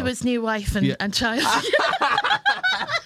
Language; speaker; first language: English; native; English